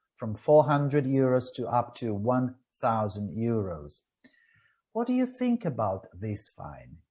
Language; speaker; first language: English; non-native, fluent; Italian